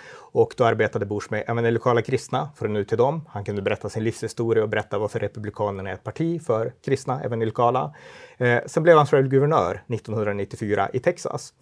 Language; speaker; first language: Swedish; native; Swedish